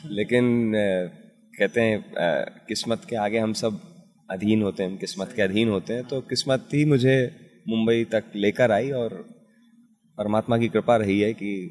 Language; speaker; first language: Hindi; native; Hindi